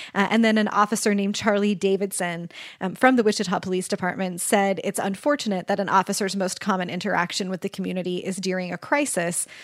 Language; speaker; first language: English; native; English